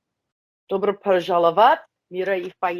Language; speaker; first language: Russian; non-native, learner; English